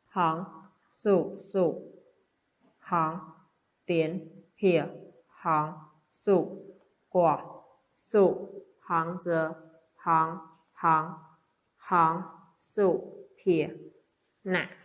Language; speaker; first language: Chinese; non-native, fluent; Khmer